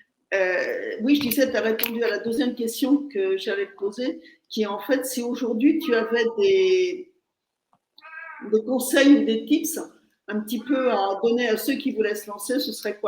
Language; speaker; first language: French; native; French